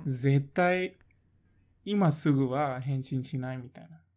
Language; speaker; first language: Japanese; non-native, fluent; English